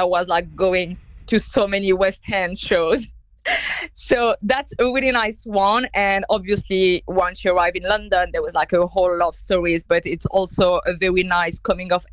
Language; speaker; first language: English; non-native, fluent; French